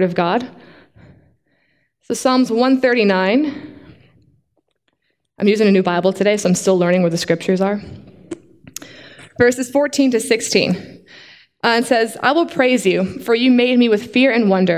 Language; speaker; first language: English; native; English